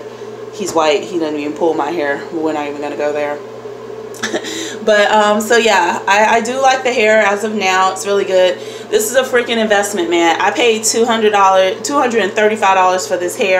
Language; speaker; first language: English; native; English